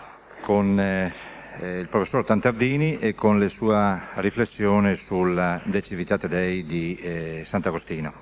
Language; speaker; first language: Italian; native; Italian